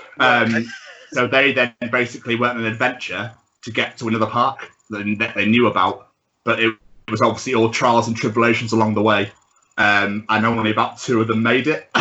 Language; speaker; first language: English; native; English